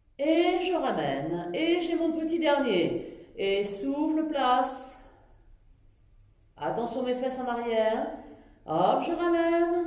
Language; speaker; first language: French; native; French